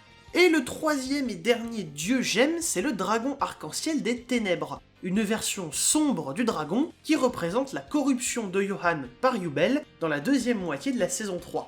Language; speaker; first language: French; native; French